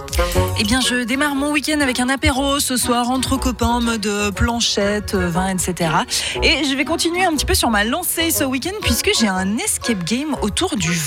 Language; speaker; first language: French; native; French